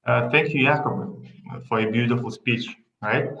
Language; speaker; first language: English; non-native, fluent; Lithuanian